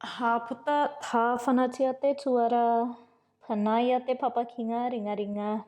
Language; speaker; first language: Māori; non-native, local second language; English